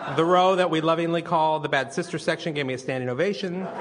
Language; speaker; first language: English; native; English